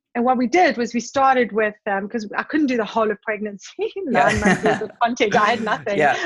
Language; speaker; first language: English; native; English